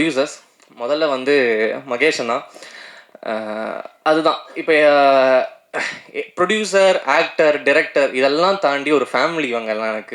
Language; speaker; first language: Tamil; native; Tamil